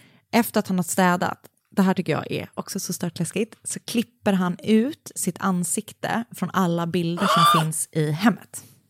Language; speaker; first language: Swedish; native; Swedish